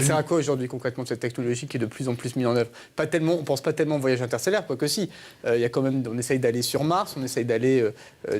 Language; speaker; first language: French; native; French